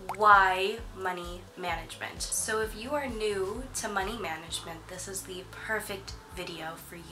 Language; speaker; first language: English; native; English